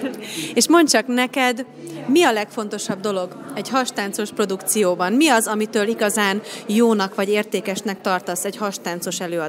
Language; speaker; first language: Hungarian; native; Hungarian